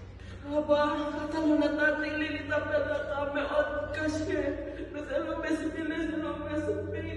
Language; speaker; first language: Hebrew; non-native, learner; Filipino